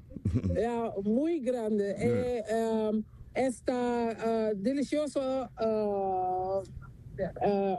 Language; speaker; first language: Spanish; non-native, learner; Dutch